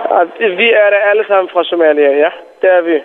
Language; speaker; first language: Danish; non-native, fluent; Somali